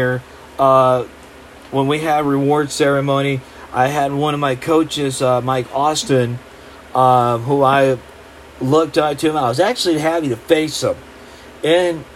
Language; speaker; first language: English; native; English